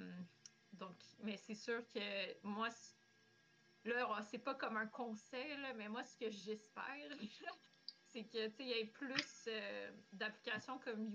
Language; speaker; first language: French; native; French